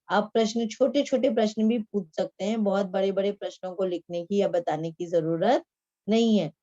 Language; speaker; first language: Hindi; non-native, local second language; Marathi